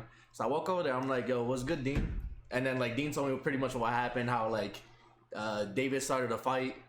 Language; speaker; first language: English; native; English